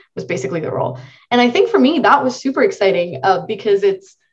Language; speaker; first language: English; non-native, local second language; Marathi